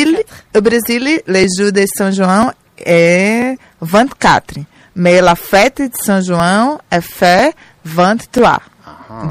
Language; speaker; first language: French; non-native, learner; Portuguese